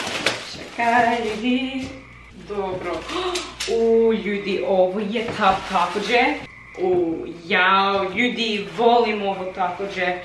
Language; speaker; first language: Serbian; non-native, learner; English